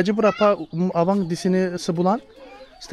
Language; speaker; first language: Indonesian; non-native, learner; Turkish